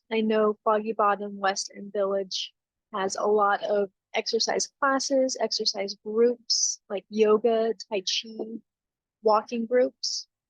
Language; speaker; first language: English; native; English